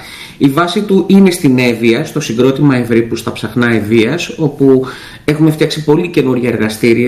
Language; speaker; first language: Greek; native; Greek